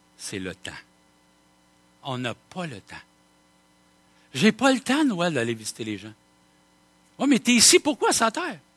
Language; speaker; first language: French; native; French